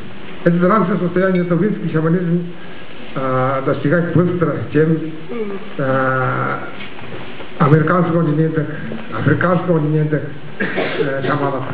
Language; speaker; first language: Russian; non-native, local second language; Tuvinian